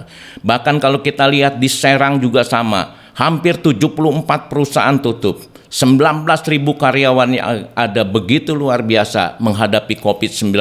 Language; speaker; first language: Indonesian; native; Indonesian